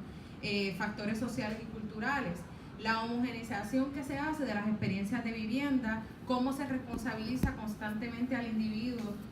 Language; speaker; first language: Spanish; native; Spanish